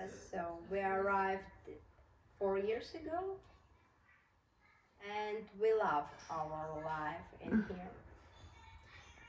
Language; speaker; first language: English; non-native, learner; Russian